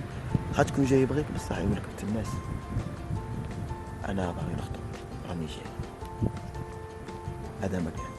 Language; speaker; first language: Arabic; native; Arabic